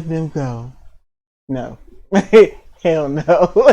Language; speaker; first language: English; native; English